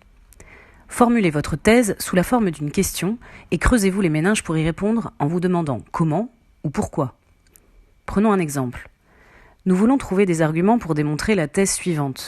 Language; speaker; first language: French; native; French